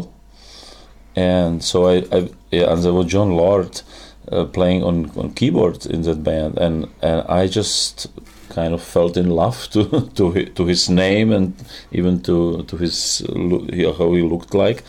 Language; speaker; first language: English; non-native, fluent; Czech